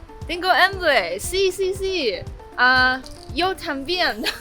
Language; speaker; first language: Spanish; non-native, learner; Chinese